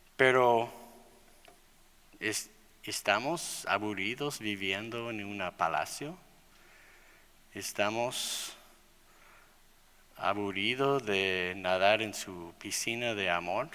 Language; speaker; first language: Spanish; non-native, fluent; English